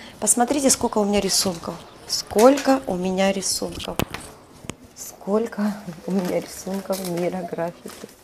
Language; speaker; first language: Russian; non-native, local second language; Georgian